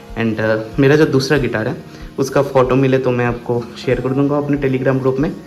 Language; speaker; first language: Hindi; non-native, local second language; Bangla